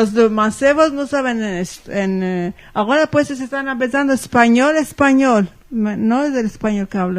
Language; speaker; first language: Spanish; early bilingual, heritage; Ladino